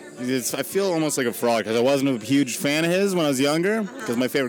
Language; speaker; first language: English; native; English